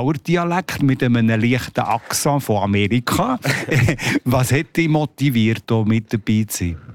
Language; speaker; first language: German; native; German